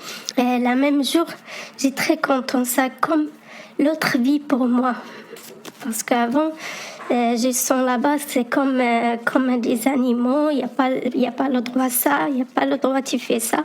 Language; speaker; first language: French; non-native, learner; Arabic